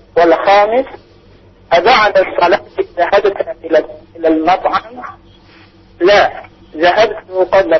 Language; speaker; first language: Arabic; non-native, learner; Indonesian